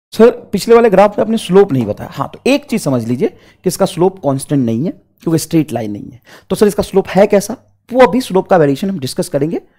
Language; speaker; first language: Hindi; native; Hindi